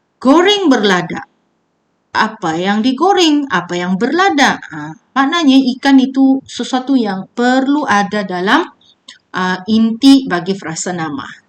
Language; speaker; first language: Malay; native; Malay